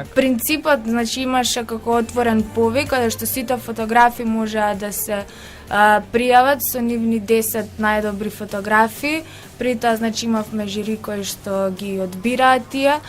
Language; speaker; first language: Macedonian; native; Macedonian